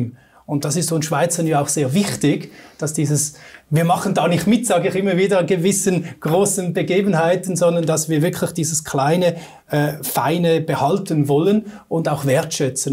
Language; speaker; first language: German; native; German